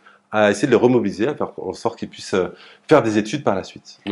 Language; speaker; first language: French; native; French